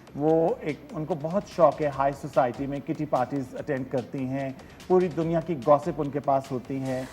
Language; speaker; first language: Urdu; native; Urdu